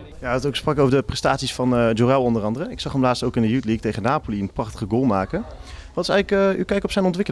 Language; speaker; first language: Dutch; native; Dutch